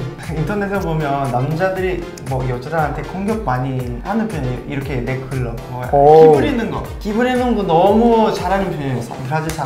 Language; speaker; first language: Korean; non-native, fluent; Portuguese